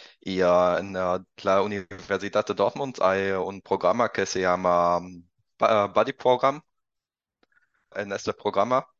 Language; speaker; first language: Spanish; non-native, learner; German